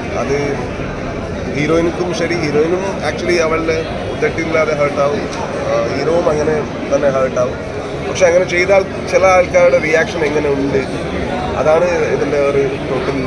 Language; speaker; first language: Malayalam; non-native, learner; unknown